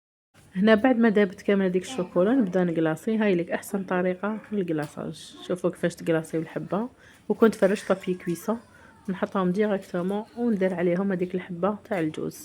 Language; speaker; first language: Arabic; native; Arabic